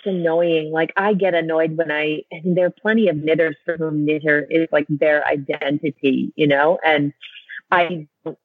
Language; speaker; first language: English; native; English